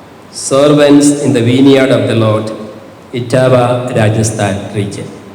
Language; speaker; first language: English; non-native, local second language; Malayalam